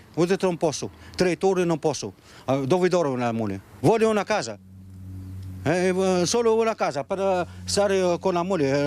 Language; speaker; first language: Italian; non-native, learner; Arabic